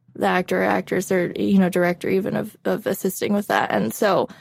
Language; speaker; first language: English; native; English